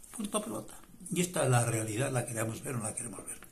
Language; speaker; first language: Spanish; native; Spanish